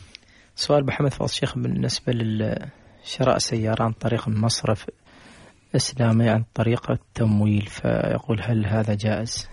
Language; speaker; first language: Arabic; native; Arabic